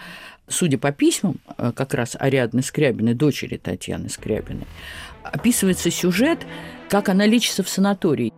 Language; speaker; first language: Russian; native; Russian